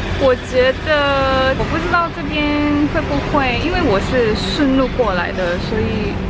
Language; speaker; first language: Chinese; non-native, fluent; Korean